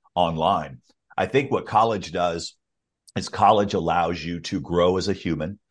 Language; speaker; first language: English; native; English